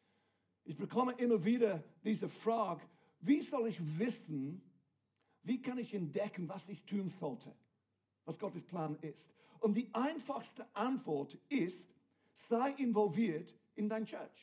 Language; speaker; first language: German; non-native, fluent; English